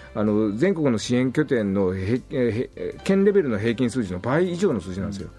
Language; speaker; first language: Japanese; native; Japanese